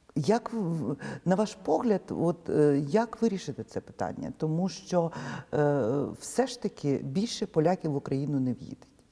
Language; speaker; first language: Ukrainian; native; Ukrainian